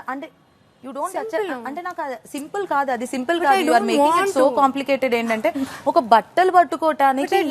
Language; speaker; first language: Telugu; native; Telugu